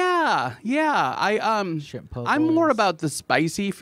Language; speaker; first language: English; native; English